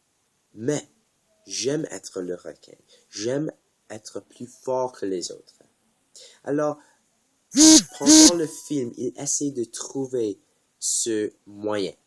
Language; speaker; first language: French; non-native, learner; English